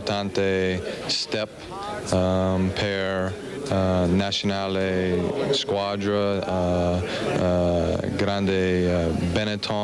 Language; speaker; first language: Italian; non-native, learner; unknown